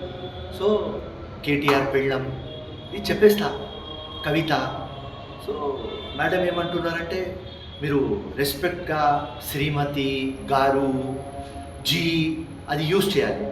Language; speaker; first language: Telugu; non-native, local second language; Urdu